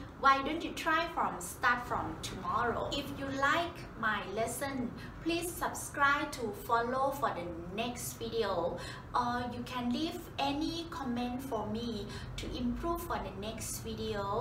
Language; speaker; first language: English; non-native, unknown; Thai